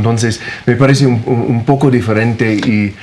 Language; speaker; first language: Spanish; non-native, fluent; English